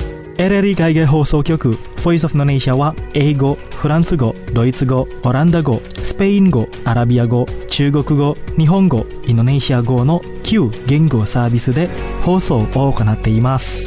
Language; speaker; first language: Japanese; non-native, fluent; Indonesian